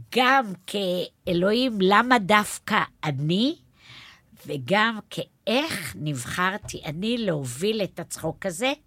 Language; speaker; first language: Hebrew; native; Hebrew